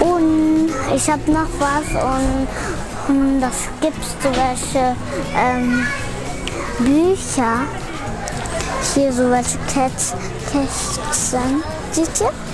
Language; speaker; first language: German; early bilingual, other home language; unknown